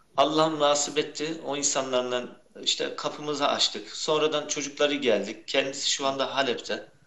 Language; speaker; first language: Turkish; early bilingual, heritage; Turkish